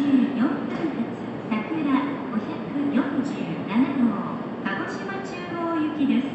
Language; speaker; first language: Japanese; native; Japanese